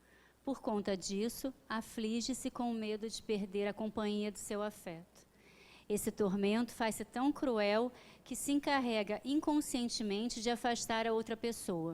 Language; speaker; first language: Portuguese; native; Portuguese